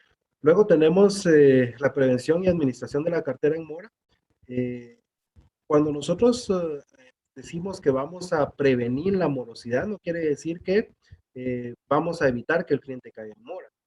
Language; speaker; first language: Spanish; native; Spanish